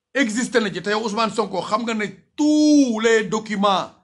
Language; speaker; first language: French; non-native, local second language; Wolof